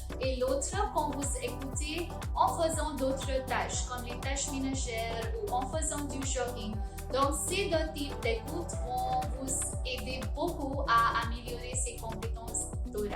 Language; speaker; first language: French; non-native, fluent; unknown